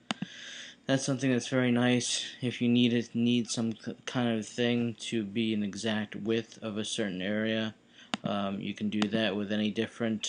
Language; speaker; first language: English; native; English